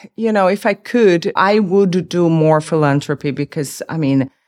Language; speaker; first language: English; non-native, fluent; Portuguese